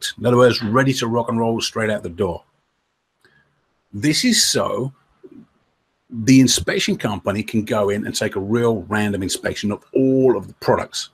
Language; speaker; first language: English; native; English